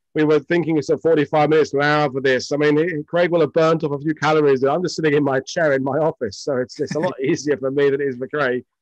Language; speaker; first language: English; native; English